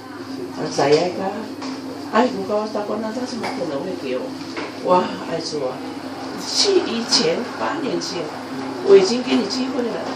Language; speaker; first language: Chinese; non-native, local second language; Amis